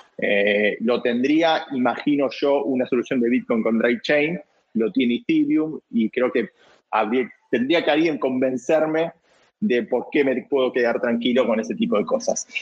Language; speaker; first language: Spanish; native; Spanish